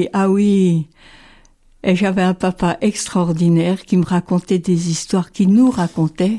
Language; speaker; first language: French; native; French